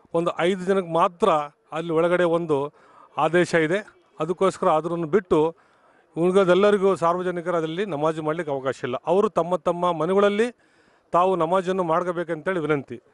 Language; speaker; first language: Kannada; non-native, local second language; Urdu